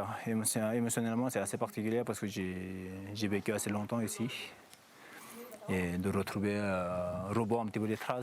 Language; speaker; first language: French; non-native, fluent; Sherpa